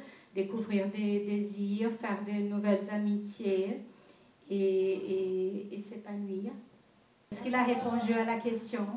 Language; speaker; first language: French; non-native, fluent; Portuguese